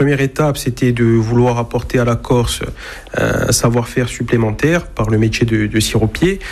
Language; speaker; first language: French; native; French